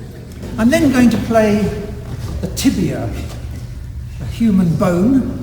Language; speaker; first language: English; native; English